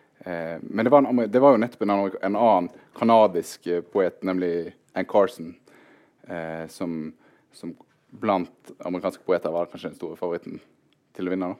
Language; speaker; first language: Norwegian; native; Norwegian